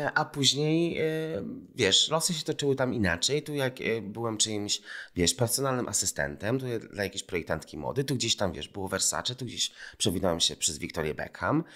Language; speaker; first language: Polish; native; Polish